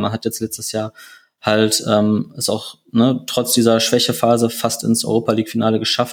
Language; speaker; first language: German; native; German